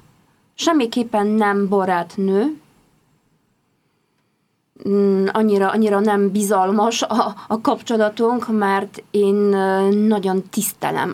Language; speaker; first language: Hungarian; non-native, fluent; Polish